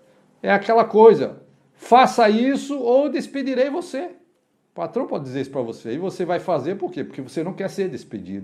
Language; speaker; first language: Portuguese; native; Portuguese